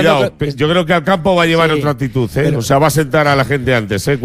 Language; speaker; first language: Spanish; native; Spanish